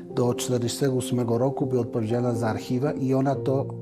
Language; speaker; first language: Polish; early bilingual, heritage; Spanish